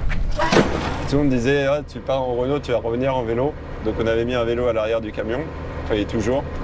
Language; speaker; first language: French; native; French